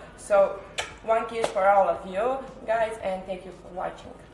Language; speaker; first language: English; non-native, learner; Serbian